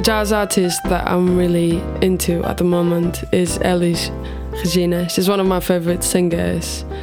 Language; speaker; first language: English; non-native, fluent; Portuguese